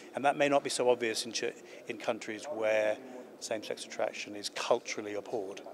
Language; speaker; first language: English; native; English